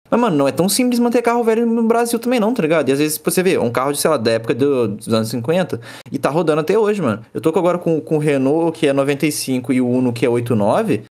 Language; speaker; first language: Portuguese; native; Portuguese